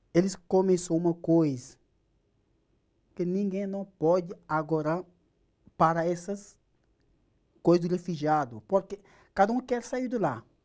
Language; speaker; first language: Portuguese; non-native, learner; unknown